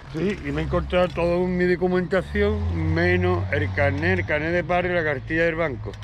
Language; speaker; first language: Spanish; native; Spanish